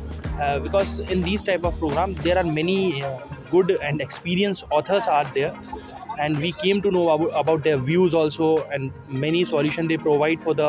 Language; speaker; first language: English; non-native, local second language; Hindi